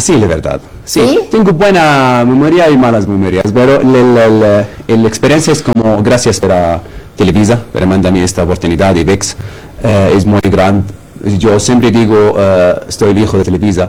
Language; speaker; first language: Spanish; non-native, learner; Arabic